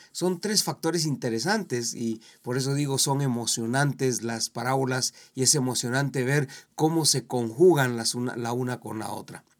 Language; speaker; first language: Spanish; native; Spanish